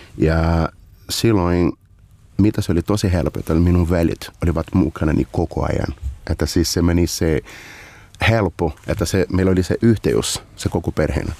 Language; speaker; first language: Finnish; non-native, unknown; Portuguese